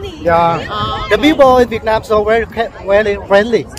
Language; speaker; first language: English; non-native, learner; Vietnamese